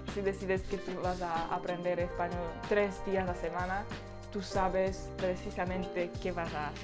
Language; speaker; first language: Spanish; non-native, learner; Slovak